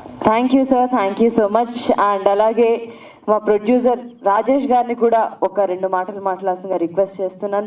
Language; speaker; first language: Telugu; native; Telugu